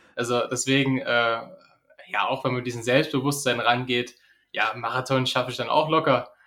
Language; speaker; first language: German; native; German